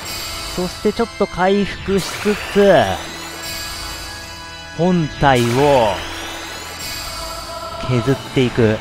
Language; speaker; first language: Japanese; native; Japanese